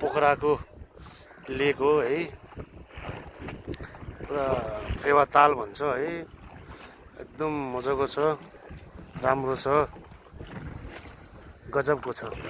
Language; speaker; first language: Nepali; native; Nepali